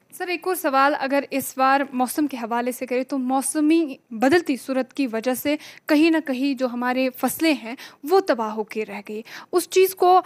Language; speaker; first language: Urdu; non-native, local second language; Kashmiri